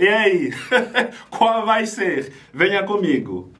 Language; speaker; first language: Portuguese; non-native, fluent; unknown